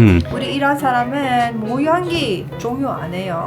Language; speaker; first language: Korean; non-native, learner; Persian